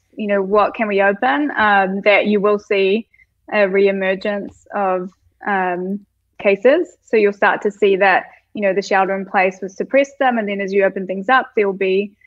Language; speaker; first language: English; native; English